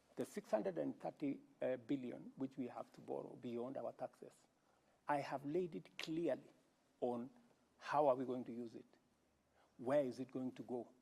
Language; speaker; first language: English; non-native, local second language; Kalenjin